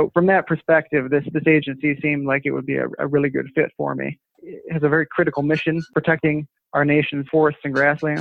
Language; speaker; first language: English; native; English